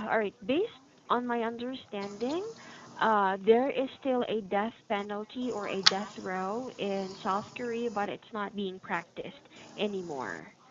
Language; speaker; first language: English; non-native, fluent; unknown